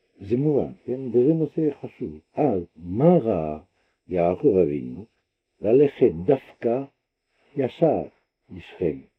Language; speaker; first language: Hebrew; non-native, fluent; French